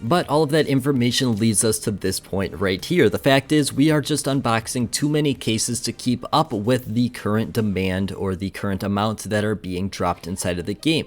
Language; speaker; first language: English; native; English